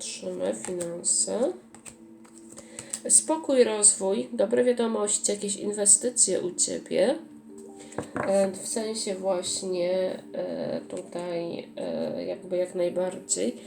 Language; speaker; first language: Polish; native; Polish